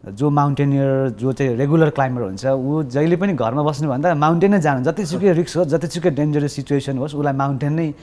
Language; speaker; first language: Nepali; non-native, local second language; Sherpa